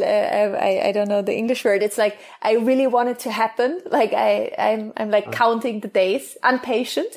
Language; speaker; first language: English; non-native, fluent; German